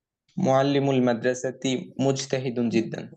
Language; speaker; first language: Arabic; non-native, learner; Bangla